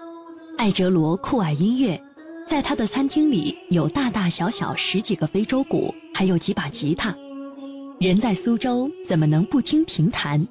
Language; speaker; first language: Chinese; native; Chinese